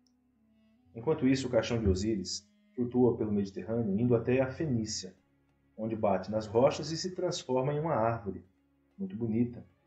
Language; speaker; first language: Portuguese; native; Portuguese